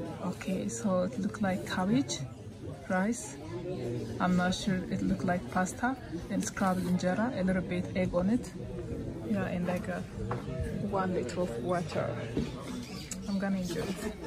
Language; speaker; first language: English; non-native, fluent; Amharic